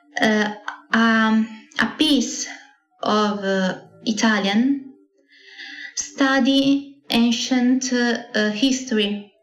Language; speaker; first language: English; non-native, learner; Italian